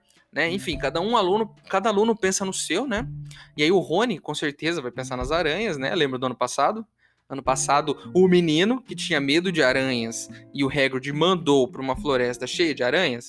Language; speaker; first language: Portuguese; native; Portuguese